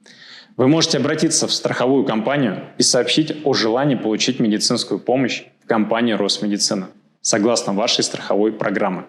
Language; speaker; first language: Russian; native; Russian